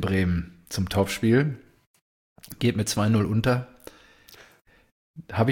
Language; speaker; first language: German; native; German